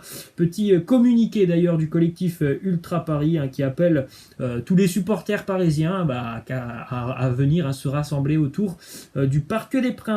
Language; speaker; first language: French; native; French